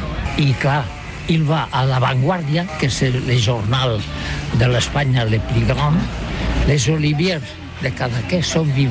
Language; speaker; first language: French; non-native, learner; Catalan